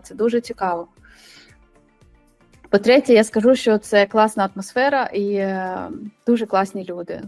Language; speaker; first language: Ukrainian; non-native, local second language; Russian